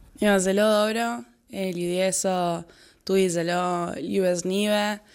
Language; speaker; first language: Slovenian; early bilingual, heritage; Slovenian